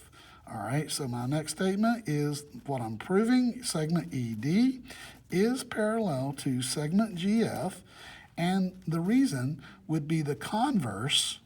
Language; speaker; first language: English; native; English